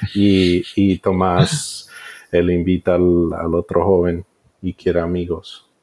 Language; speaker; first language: Spanish; early bilingual, heritage; Spanish